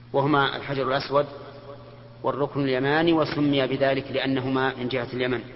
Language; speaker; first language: Arabic; native; Arabic